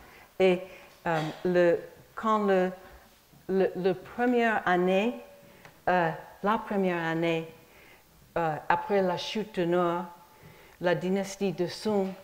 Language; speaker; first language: French; non-native, fluent; English